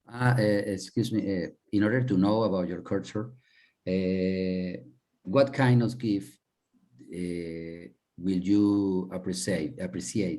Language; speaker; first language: English; non-native, learner; Spanish